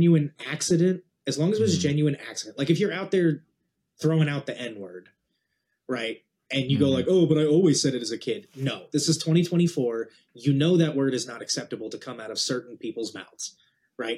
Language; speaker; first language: English; native; English